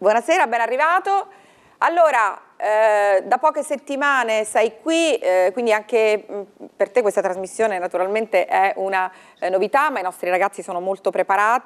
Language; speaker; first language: Italian; native; Italian